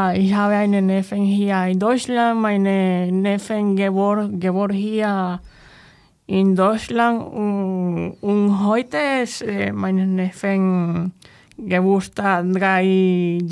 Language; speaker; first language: German; non-native, learner; Spanish